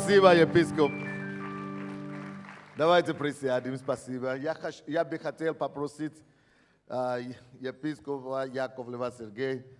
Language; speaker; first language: Russian; non-native, fluent; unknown